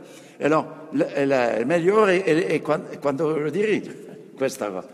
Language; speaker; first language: Italian; non-native, fluent; French